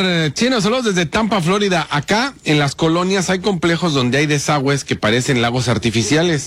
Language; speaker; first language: Spanish; native; Spanish